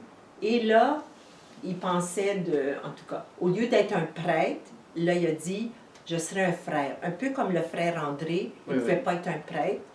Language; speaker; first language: French; native; French